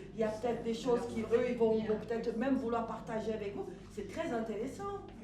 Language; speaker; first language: French; non-native, fluent; Portuguese